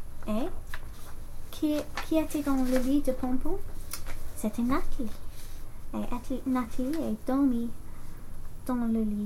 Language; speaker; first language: French; non-native, learner; English